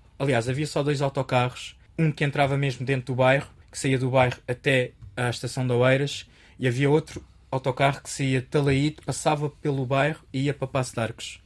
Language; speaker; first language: Portuguese; early bilingual, other home language; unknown